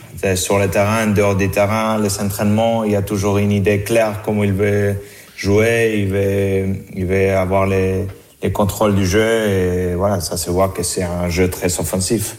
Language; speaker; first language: French; non-native, fluent; Spanish